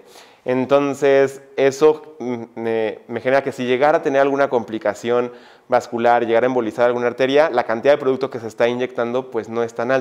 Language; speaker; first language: Spanish; native; Spanish